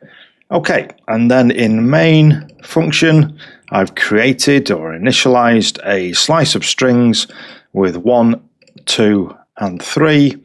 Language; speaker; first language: English; native; English